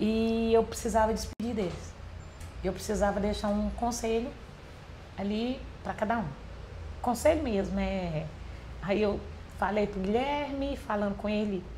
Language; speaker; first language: Portuguese; native; Portuguese